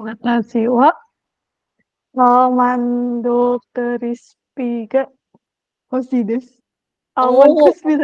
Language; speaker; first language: Japanese; non-native, learner; Indonesian